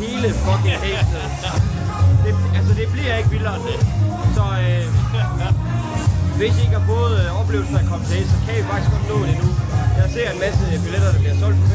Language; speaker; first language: Danish; native; Danish